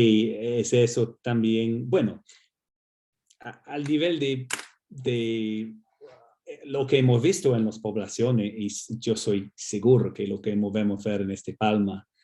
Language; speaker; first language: Spanish; non-native, fluent; English